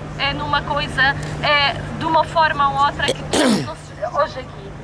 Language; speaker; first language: Portuguese; non-native, fluent; Arabic